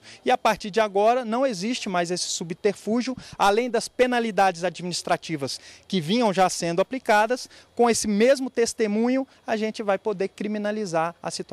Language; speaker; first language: Portuguese; native; Portuguese